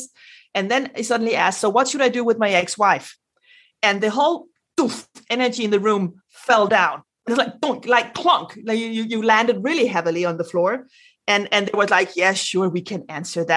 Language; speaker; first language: English; non-native, fluent; Danish